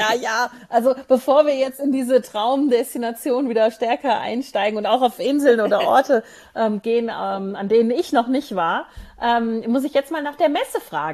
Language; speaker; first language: German; native; German